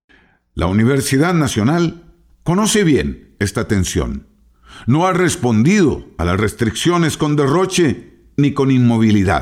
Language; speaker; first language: Spanish; native; Spanish